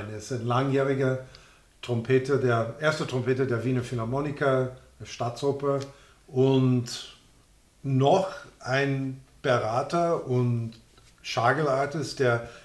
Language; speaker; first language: German; non-native, fluent; English